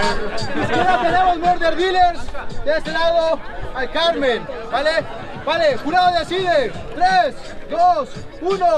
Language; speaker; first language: Spanish; native; Spanish